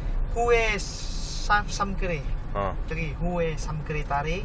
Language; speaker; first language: Korean; non-native, learner; Vietnamese